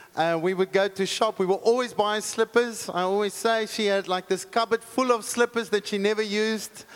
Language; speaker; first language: English; non-native, local second language; Afrikaans